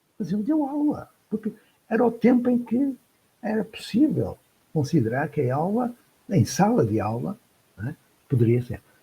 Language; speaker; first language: Portuguese; native; Portuguese